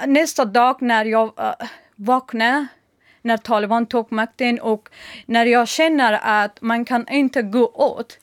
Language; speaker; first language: Swedish; non-native, learner; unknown